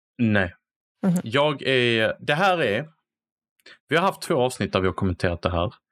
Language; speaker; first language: Swedish; native; Swedish